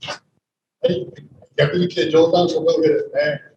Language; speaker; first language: Japanese; native; Japanese